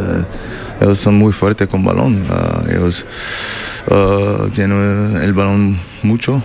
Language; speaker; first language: Spanish; non-native, learner; German